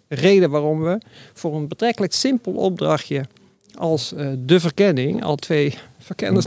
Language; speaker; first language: Dutch; native; Dutch